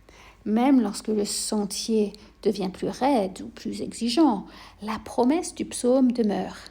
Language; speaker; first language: French; native; French